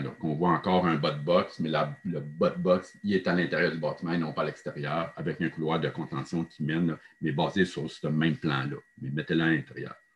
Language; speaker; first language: French; native; French